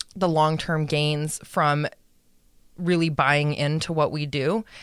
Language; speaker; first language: English; native; English